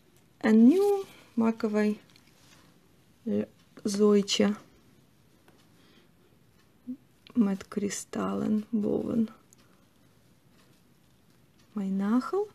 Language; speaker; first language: Dutch; non-native, learner; Russian